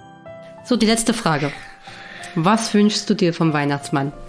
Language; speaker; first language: German; native; German